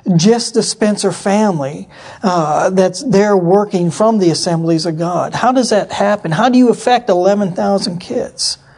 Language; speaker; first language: English; native; English